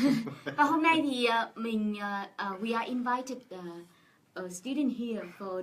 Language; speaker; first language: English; non-native, fluent; Vietnamese